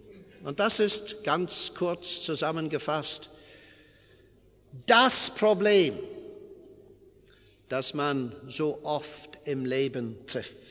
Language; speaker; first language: German; non-native, fluent; English